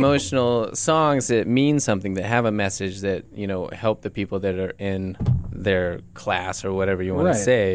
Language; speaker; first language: English; native; English